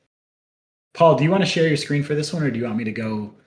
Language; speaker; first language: English; native; English